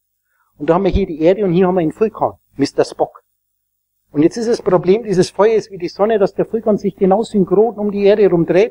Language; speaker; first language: German; native; German